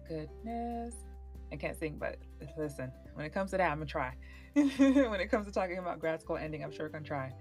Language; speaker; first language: English; native; English